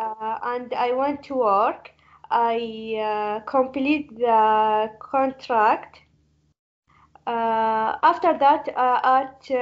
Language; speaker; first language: English; non-native, learner; Arabic